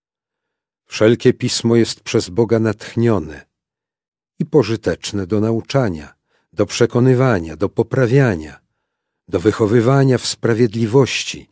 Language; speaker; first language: Polish; native; Polish